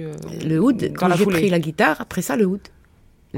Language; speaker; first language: French; non-native, learner; Arabic